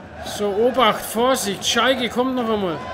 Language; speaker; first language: German; native; German